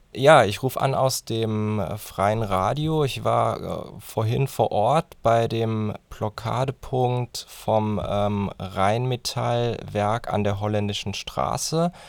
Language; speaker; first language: German; native; German